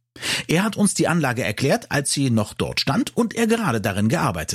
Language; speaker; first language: German; native; German